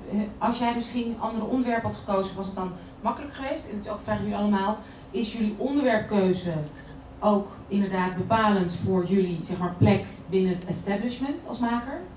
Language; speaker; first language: Dutch; native; Dutch